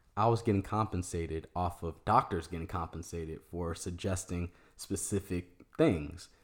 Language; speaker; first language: English; native; English